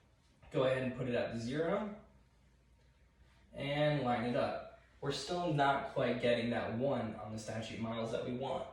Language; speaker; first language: English; native; English